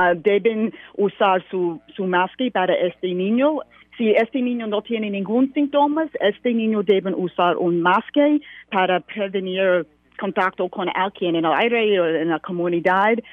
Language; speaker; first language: Spanish; non-native, learner; English